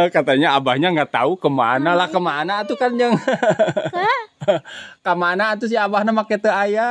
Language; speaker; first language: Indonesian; non-native, local second language; Sundanese